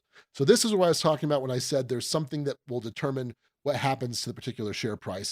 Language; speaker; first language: English; native; English